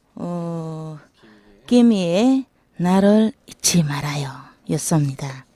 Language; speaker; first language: Korean; non-native, fluent; Filipino